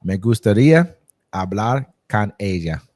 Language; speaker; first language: Spanish; non-native, learner; English